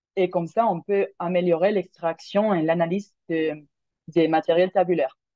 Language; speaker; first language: French; non-native, fluent; Spanish